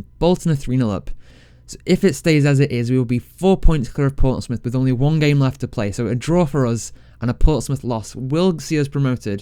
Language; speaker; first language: English; native; English